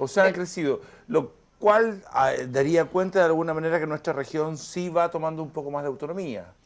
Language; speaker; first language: Spanish; native; Spanish